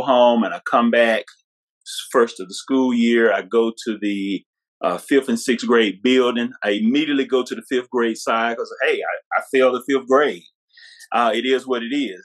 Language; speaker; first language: English; native; English